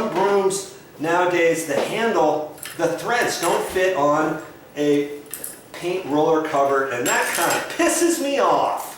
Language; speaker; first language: English; native; English